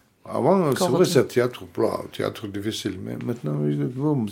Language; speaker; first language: French; non-native, learner; Turkish